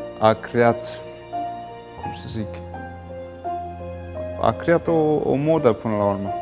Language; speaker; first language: Romanian; non-native, fluent; English